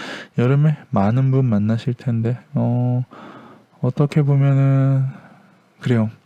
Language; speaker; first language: Korean; native; Korean